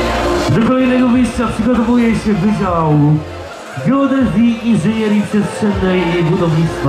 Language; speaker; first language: Polish; native; Polish